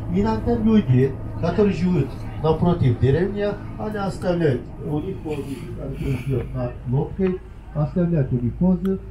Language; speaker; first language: Russian; non-native, learner; Turkish